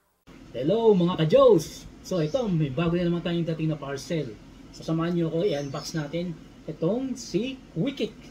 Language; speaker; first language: Filipino; native; Filipino